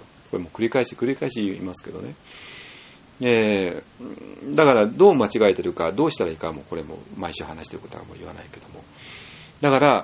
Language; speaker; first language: Japanese; native; Japanese